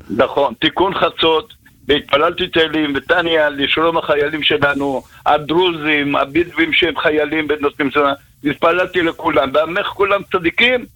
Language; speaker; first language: Hebrew; native; Hebrew